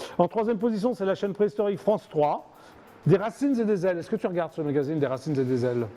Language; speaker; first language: French; native; French